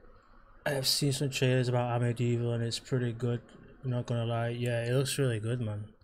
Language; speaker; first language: English; native; English